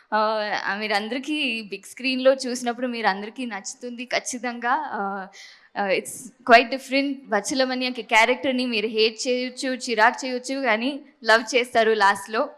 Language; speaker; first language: Telugu; non-native, fluent; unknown